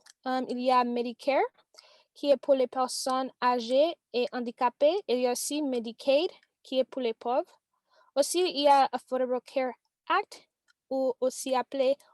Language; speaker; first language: French; non-native, learner; English